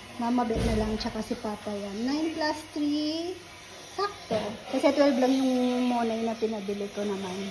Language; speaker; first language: Filipino; native; Filipino